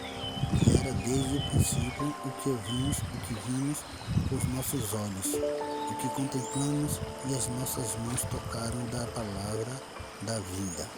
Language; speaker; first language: Portuguese; native; Portuguese